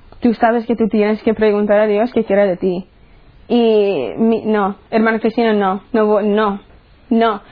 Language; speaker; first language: Spanish; early bilingual, heritage; English